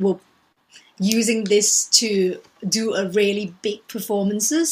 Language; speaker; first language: English; non-native, local second language; Cantonese